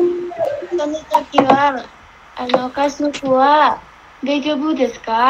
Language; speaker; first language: Japanese; non-native, learner; Indonesian